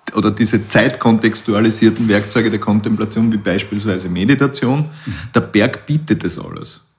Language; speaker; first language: German; native; German